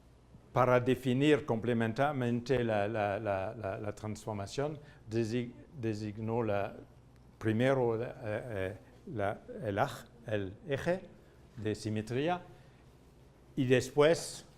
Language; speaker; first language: Spanish; non-native, fluent; French